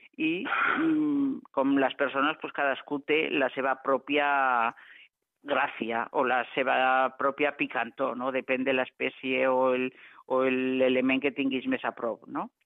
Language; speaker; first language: Catalan; non-native, local second language; Spanish